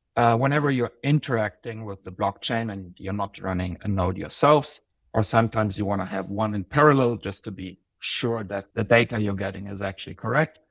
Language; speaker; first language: English; non-native, fluent; Bosnian